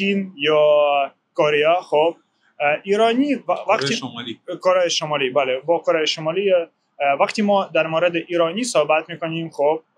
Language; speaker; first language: Persian; non-native, learner; Ukrainian